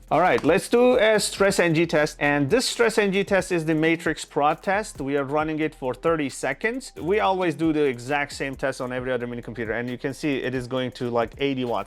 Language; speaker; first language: English; non-native, fluent; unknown